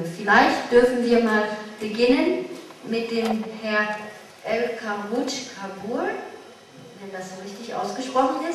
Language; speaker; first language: German; non-native, fluent; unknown